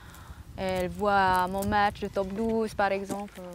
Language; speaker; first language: French; non-native, fluent; Indonesian